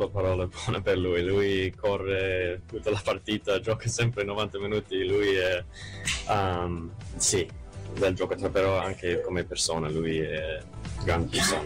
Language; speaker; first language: Italian; non-native, learner; English